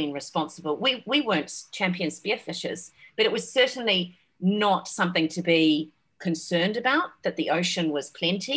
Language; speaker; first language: English; native; English